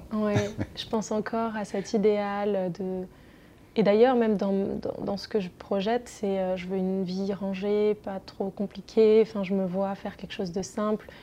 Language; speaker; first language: French; native; French